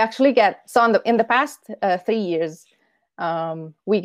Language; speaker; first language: English; non-native, fluent; Indonesian